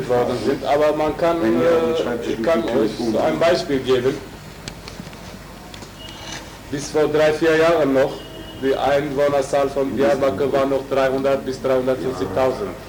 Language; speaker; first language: German; non-native, learner; Turkish